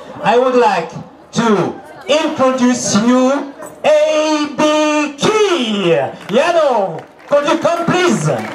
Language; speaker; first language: English; non-native, learner; French